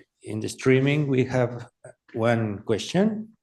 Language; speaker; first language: English; non-native, learner; Spanish